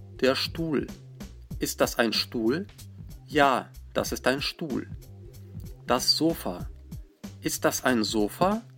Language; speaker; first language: German; non-native, fluent; Russian